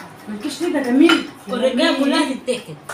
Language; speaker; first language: Arabic; native; Arabic